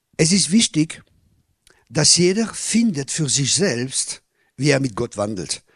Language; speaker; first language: German; non-native, fluent; French